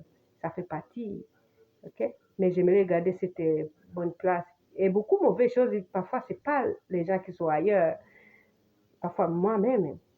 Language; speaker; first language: French; non-native, fluent; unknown